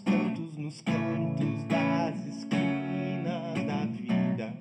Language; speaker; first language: Portuguese; native; Portuguese